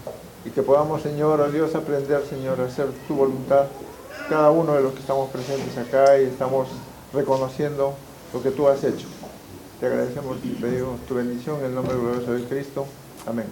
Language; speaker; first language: Spanish; native; Spanish